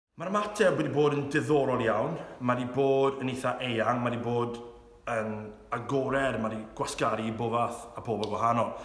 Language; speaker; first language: Welsh; non-native, local second language; English